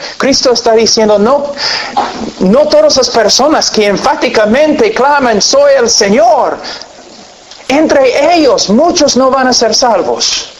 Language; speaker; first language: Spanish; non-native, fluent; English